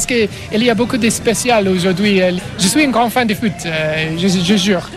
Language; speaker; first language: French; non-native, learner; English